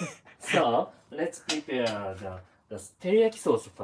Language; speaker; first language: English; non-native, fluent; Japanese